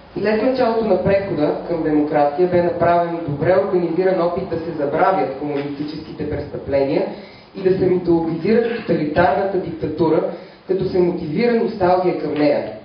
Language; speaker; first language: Bulgarian; native; Bulgarian